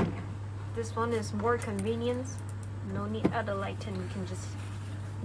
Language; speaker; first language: English; non-native, learner; Chinese